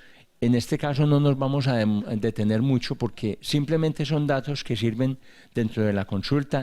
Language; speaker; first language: Spanish; native; Spanish